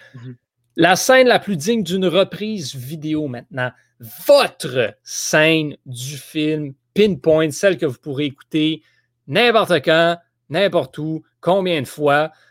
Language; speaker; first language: French; native; French